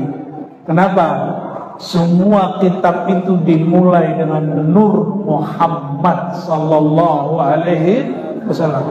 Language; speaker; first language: Indonesian; native; Indonesian